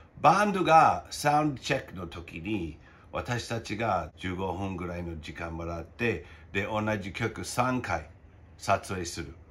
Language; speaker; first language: Japanese; non-native, fluent; English